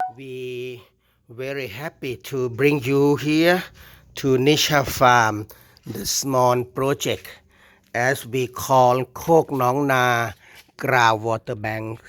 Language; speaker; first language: English; non-native, learner; Thai